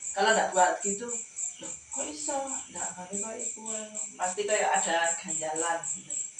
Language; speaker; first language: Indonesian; non-native, local second language; Javanese